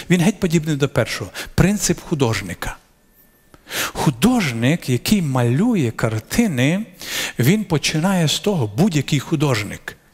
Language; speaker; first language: Ukrainian; non-native, local second language; Russian